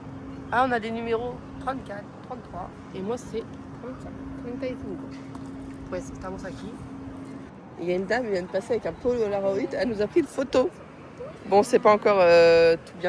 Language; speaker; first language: French; native; French